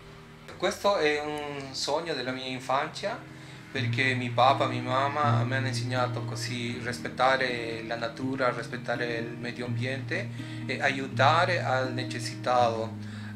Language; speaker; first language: Italian; non-native, learner; Spanish